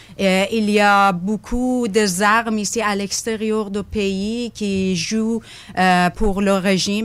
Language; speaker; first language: French; non-native, fluent; Persian